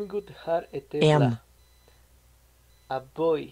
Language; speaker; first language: Norwegian; non-native, learner; Spanish